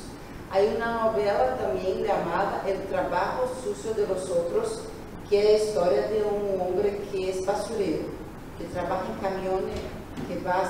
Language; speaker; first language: Spanish; non-native, learner; Portuguese